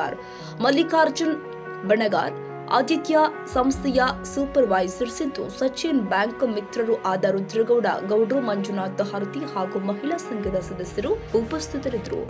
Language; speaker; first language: Kannada; native; Kannada